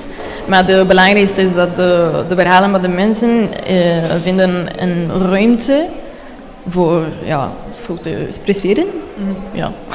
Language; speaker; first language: Dutch; non-native, learner; Spanish